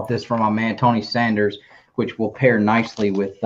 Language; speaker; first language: English; native; English